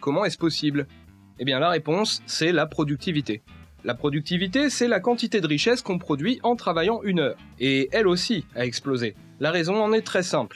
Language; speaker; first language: French; native; French